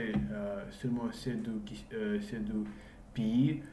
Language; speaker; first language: French; non-native, learner; English